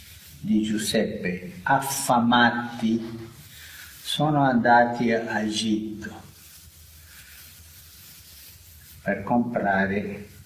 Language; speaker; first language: Italian; non-native, fluent; Spanish